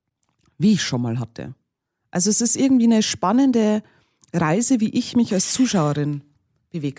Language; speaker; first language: German; native; German